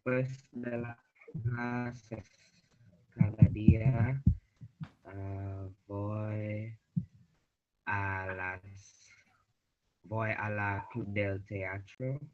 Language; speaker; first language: Spanish; non-native, learner; English